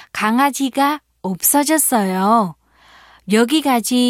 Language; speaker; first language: Korean; non-native, fluent; Vietnamese